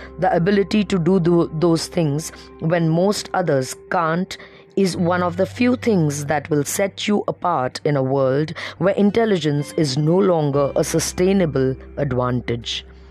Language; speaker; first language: English; non-native, local second language; Marathi